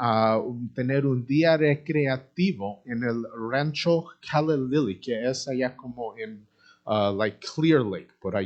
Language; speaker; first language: Spanish; early bilingual, heritage; Spanish